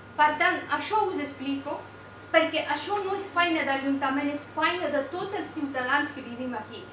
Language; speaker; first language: Catalan; non-native, fluent; Persian